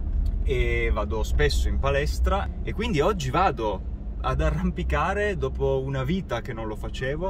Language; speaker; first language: Italian; native; Italian